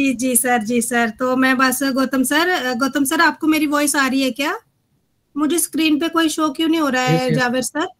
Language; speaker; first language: Hindi; native; Hindi